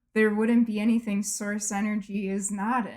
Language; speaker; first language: English; native; English